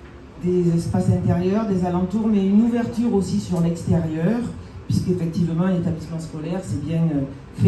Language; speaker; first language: French; native; French